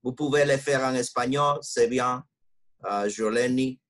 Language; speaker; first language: French; non-native, learner; Spanish